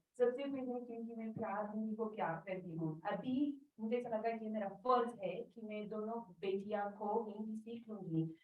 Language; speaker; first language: Hindi; non-native, learner; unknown